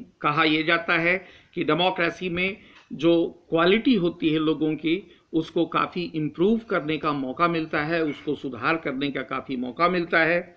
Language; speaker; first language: Hindi; native; Hindi